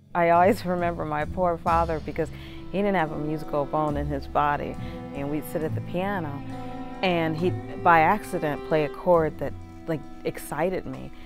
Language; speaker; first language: English; native; English